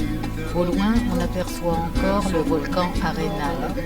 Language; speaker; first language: French; native; French